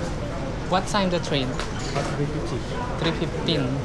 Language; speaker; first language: English; non-native, learner; Filipino